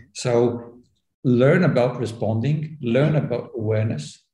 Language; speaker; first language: English; non-native, fluent; Estonian